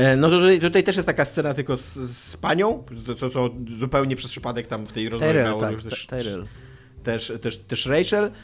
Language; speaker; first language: Polish; native; Polish